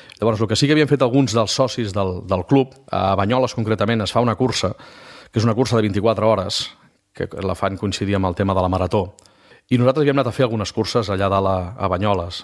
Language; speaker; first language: Catalan; native; Catalan